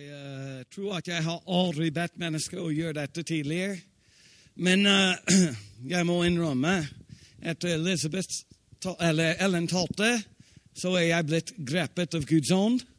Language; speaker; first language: Swedish; non-native, fluent; English